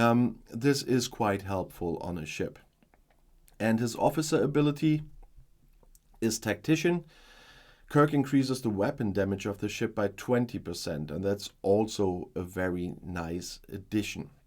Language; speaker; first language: English; non-native, fluent; German